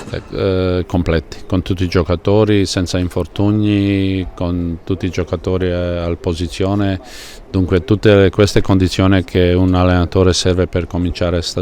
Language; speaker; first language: Italian; non-native, fluent; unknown